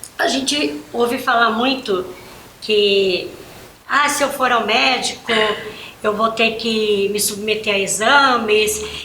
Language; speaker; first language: Portuguese; native; Portuguese